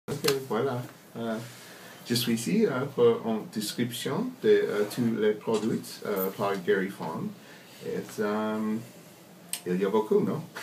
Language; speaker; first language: French; non-native, learner; English